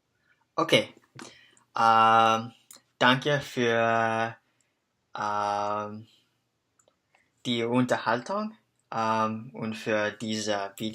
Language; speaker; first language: German; non-native, learner; English